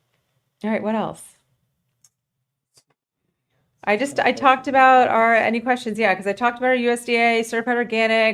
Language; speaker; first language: English; native; English